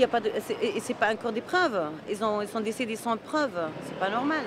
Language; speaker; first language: French; non-native, fluent; Arabic